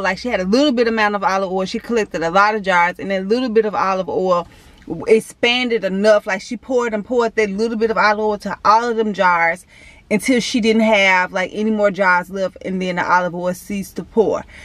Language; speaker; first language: English; native; English